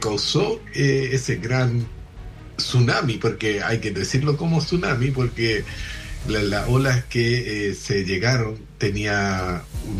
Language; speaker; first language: Spanish; non-native, fluent; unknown